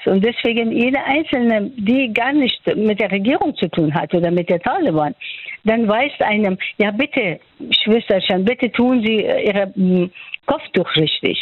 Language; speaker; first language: German; non-native, fluent; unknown